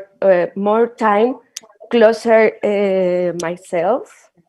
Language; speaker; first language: English; non-native, learner; Spanish